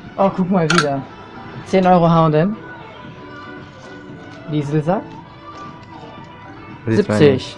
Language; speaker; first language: German; native; German